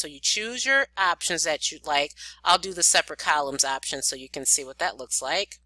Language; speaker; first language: English; native; English